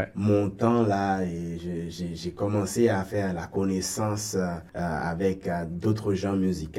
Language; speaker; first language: French; native; French